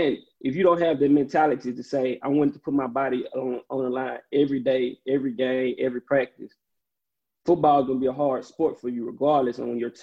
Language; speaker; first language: English; native; English